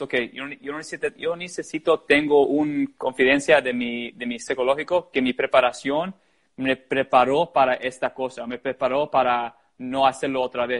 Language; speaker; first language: Spanish; early bilingual, heritage; Spanish